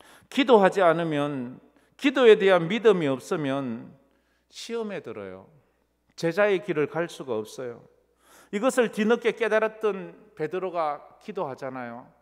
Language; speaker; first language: Korean; native; Korean